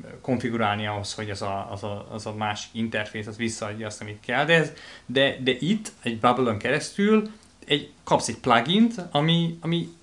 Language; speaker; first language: Hungarian; native; Hungarian